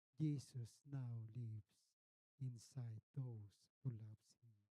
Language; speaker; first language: English; non-native, local second language; Filipino